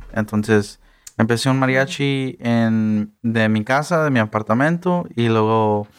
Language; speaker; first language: Spanish; early bilingual, heritage; Spanish